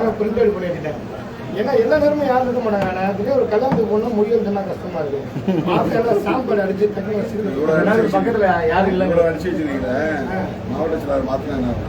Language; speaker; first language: Tamil; native; Tamil